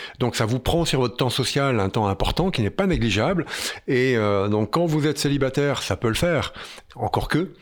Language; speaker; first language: French; native; French